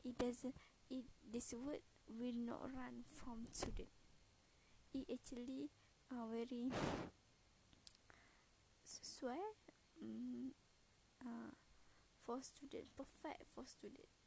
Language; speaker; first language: English; non-native, learner; Malay